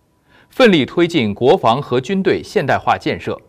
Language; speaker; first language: Chinese; native; Chinese